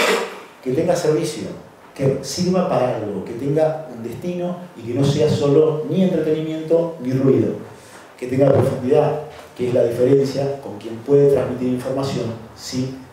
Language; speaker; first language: Spanish; native; Spanish